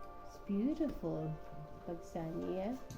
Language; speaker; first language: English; non-native, local second language; Filipino